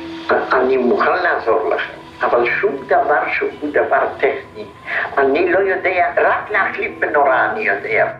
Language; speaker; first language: Hebrew; non-native, fluent; Polish